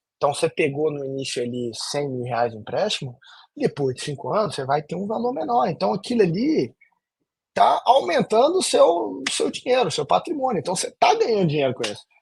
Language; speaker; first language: Portuguese; native; Portuguese